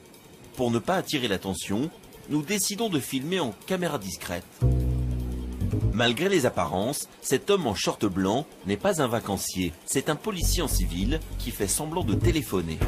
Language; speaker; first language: French; native; French